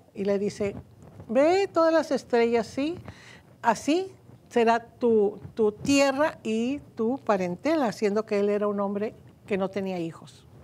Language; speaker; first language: Spanish; native; Spanish